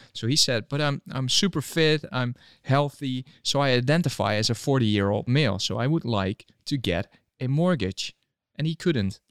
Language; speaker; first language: English; non-native, fluent; Dutch